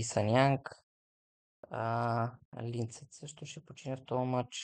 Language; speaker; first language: Bulgarian; native; Bulgarian